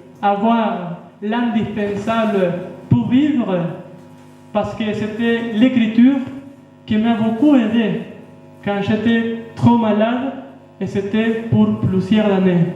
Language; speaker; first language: French; non-native, fluent; Spanish